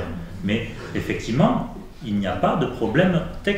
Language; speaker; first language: French; native; French